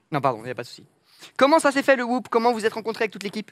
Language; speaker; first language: French; native; French